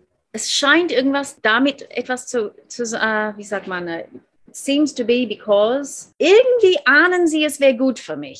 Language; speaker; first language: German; non-native, fluent; English